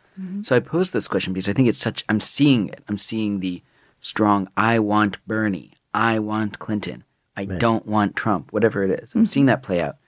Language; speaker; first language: English; native; English